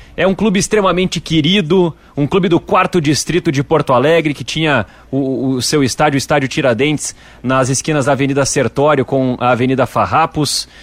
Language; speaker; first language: Portuguese; native; Portuguese